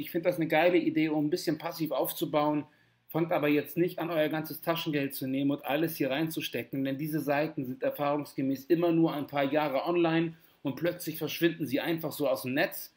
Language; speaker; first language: German; native; German